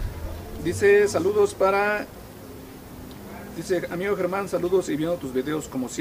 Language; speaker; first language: Spanish; native; Spanish